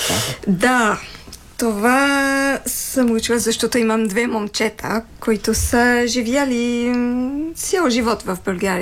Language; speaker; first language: Bulgarian; non-native, fluent; French